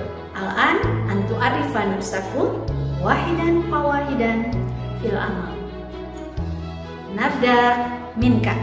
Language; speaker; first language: Arabic; non-native, fluent; Indonesian